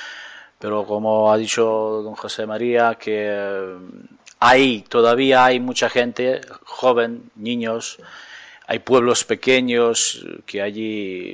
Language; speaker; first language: Spanish; non-native, fluent; Ukrainian